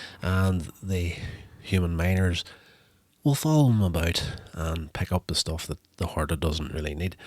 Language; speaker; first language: English; native; English